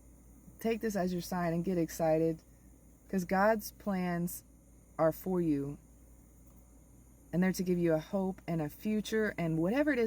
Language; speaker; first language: English; native; English